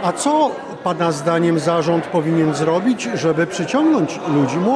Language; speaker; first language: Polish; native; Polish